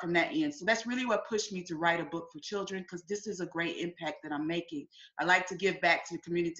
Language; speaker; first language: English; native; English